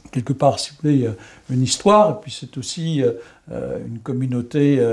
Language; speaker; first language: French; non-native, local second language; Swiss German